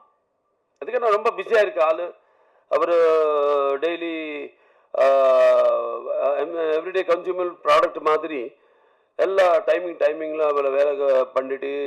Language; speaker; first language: Tamil; non-native, learner; Telugu